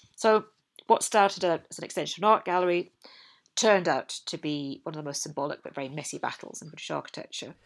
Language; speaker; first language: English; native; English